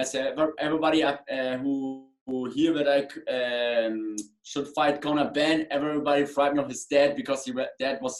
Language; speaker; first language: English; non-native, learner; German